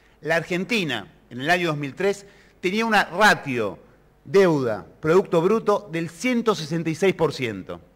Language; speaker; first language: Spanish; native; Spanish